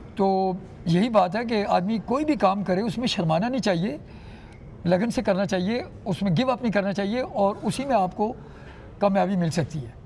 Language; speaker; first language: Urdu; non-native, local second language; Punjabi